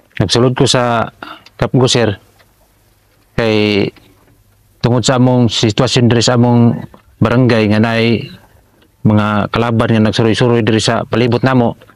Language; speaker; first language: Cebuano; native; Cebuano